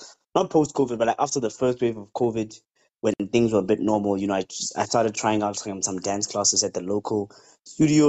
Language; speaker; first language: English; non-native, local second language; Tswana